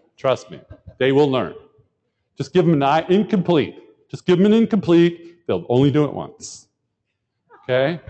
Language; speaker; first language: English; native; English